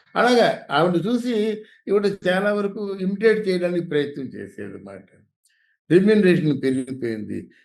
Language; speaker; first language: Telugu; native; Telugu